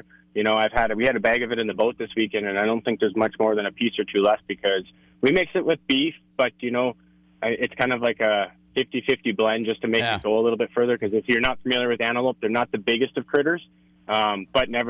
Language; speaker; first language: English; native; English